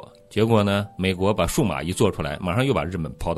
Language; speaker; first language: Chinese; native; Chinese